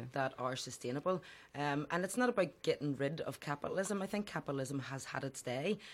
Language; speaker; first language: English; native; English